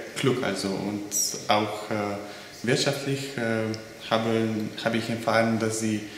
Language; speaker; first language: German; non-native, fluent; Slovenian